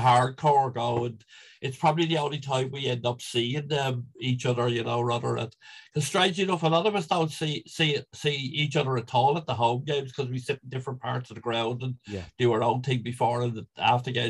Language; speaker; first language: English; native; English